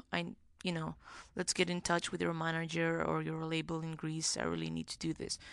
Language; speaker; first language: English; non-native, fluent; Greek